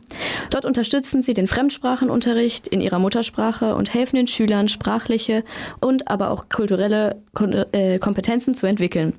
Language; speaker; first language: German; native; German